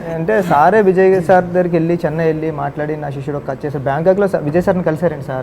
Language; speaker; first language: Telugu; native; Telugu